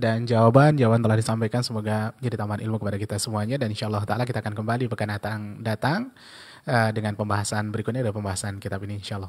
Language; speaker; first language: Malay; native; Malay